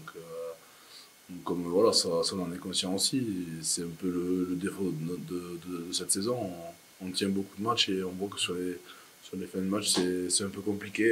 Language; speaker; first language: French; native; French